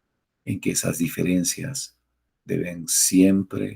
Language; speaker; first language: Spanish; native; Spanish